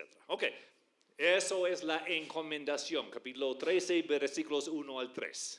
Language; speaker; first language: Spanish; non-native, fluent; English